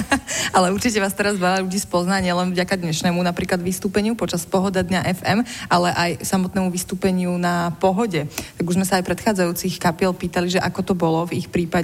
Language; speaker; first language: Slovak; native; Slovak